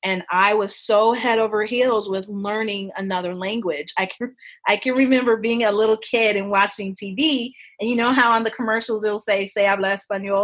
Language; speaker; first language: English; native; English